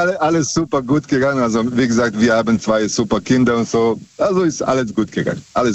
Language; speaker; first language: German; non-native, fluent; Serbian